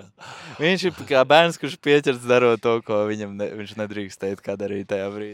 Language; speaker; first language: Latvian; native; Latvian